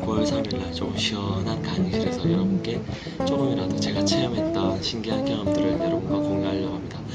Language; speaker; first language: Korean; native; Korean